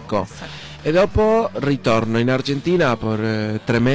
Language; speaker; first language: Italian; non-native, learner; Spanish